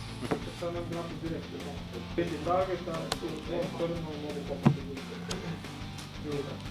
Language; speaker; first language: Bosnian; native; Bosnian